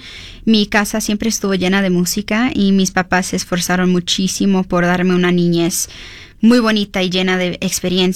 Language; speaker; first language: Spanish; early bilingual, heritage; Spanish